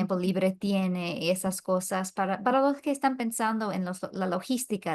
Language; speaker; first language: Spanish; non-native, fluent; English